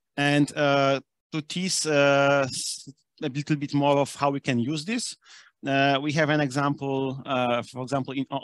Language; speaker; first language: English; non-native, fluent; German